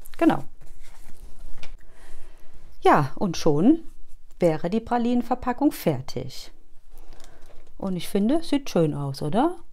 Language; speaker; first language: German; native; German